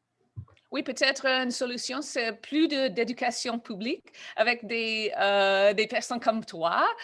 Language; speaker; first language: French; non-native, fluent; English